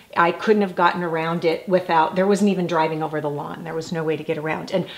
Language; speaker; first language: English; native; English